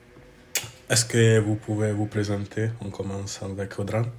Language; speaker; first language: French; non-native, fluent; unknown